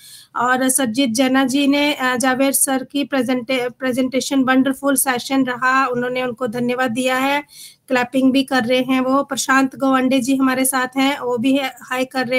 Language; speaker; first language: Hindi; native; Hindi